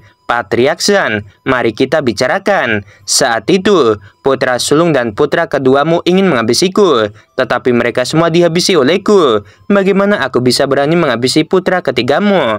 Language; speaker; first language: Indonesian; native; Indonesian